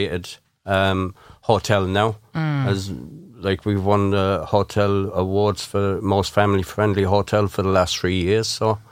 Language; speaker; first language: English; native; English